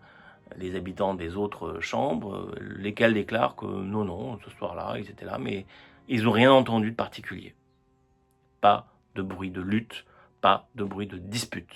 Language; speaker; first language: French; native; French